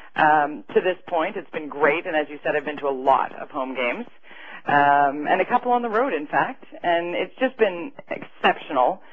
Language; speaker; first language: English; native; English